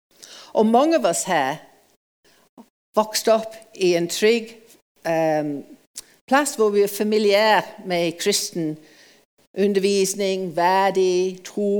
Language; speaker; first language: Norwegian; non-native, fluent; English